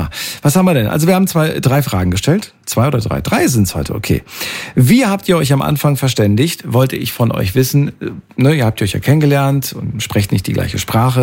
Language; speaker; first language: German; native; German